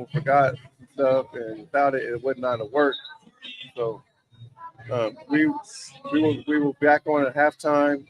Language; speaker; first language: English; native; English